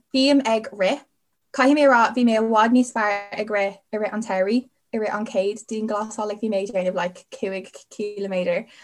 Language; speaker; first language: Irish; non-native, local second language; English